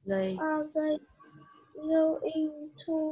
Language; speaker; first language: English; non-native, learner; Vietnamese